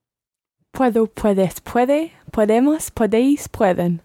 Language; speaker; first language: Spanish; non-native, learner; English